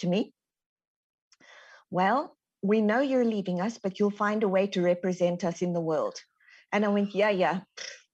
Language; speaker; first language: English; native; English